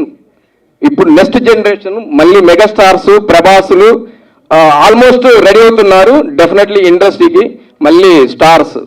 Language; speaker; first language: Telugu; native; Telugu